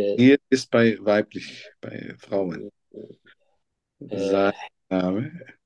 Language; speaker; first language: German; non-native, fluent; Turkish